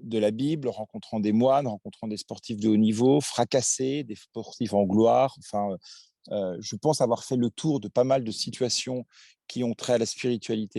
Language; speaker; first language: French; native; French